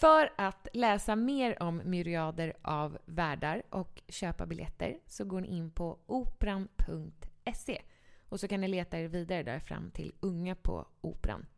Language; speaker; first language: Swedish; native; Swedish